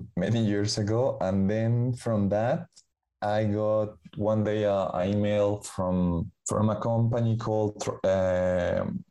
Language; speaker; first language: English; non-native, fluent; Spanish